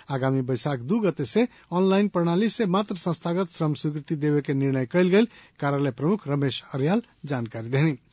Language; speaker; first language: Bhojpuri; non-native, local second language; Nepali